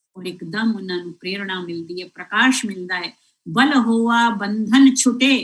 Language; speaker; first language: Hindi; non-native, local second language; Punjabi